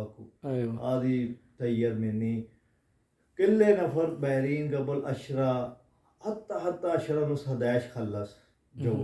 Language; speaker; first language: Arabic; non-native, learner; Urdu